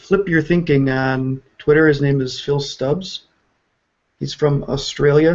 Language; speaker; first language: English; native; English